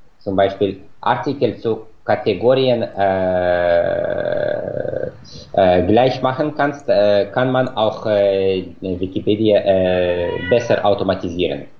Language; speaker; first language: German; non-native, fluent; Russian